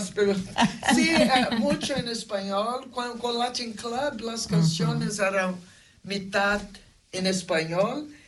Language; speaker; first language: Spanish; non-native, fluent; Portuguese